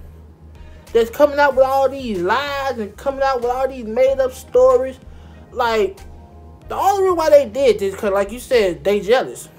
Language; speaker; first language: English; native; English